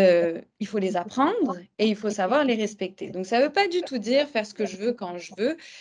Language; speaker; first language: French; native; French